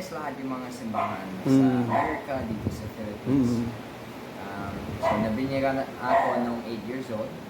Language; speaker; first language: Filipino; non-native, fluent; English